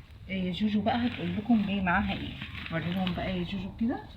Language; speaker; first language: Arabic; native; Arabic